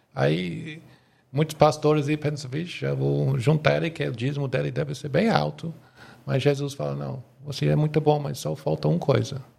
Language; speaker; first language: Portuguese; non-native, fluent; English